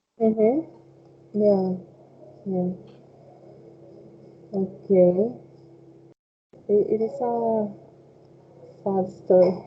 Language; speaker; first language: English; non-native, fluent; Spanish